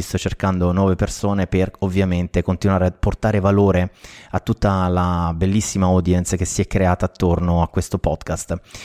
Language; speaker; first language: Italian; native; Italian